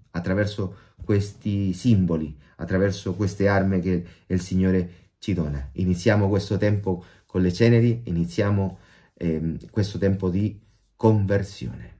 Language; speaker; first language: Italian; non-native, fluent; Spanish